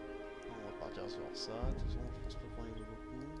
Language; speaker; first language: French; native; French